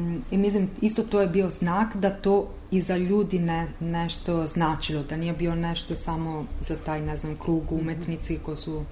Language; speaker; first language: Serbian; non-native, learner; Italian